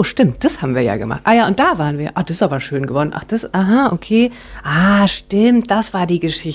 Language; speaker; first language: German; early bilingual, other home language; Japanese